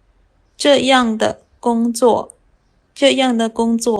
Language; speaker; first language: Chinese; non-native, learner; Khmer